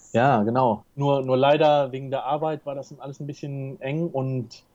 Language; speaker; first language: German; early bilingual, heritage; Spanish